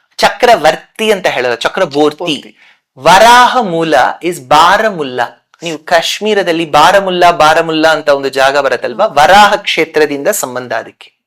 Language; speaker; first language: Kannada; non-native, local second language; Tamil